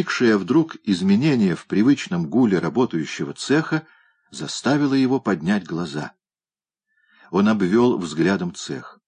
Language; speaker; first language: Russian; native; Russian